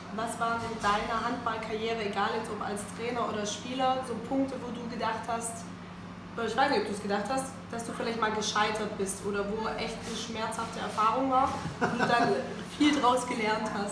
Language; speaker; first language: German; native; German